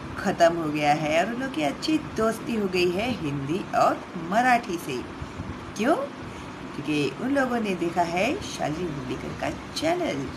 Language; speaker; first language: Hindi; non-native, local second language; Marathi